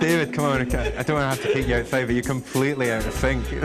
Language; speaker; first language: English; native; English